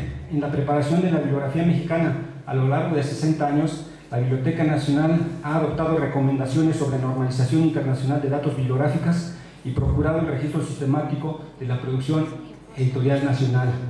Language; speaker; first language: Spanish; native; Spanish